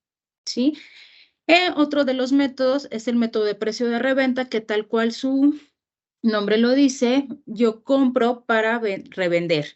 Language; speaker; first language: Spanish; native; Spanish